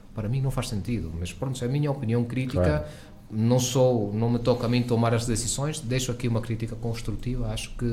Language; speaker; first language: Portuguese; early bilingual, heritage; Spanish